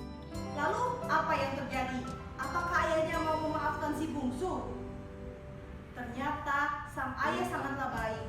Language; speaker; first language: Indonesian; native; Indonesian